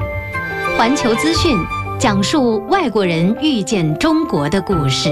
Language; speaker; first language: Chinese; native; Chinese